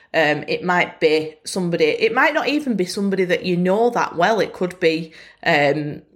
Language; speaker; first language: English; native; English